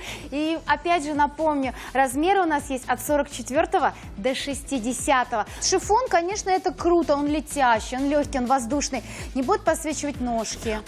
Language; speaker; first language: Russian; native; Russian